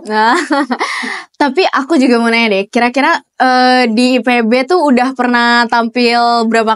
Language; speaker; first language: Indonesian; native; Indonesian